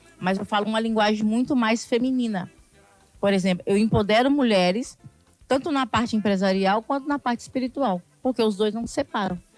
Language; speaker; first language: Portuguese; native; Portuguese